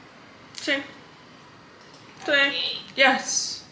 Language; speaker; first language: Spanish; non-native, learner; English